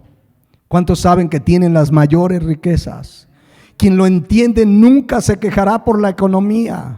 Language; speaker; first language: Spanish; native; Spanish